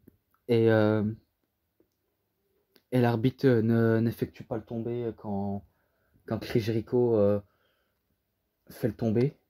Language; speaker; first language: French; native; French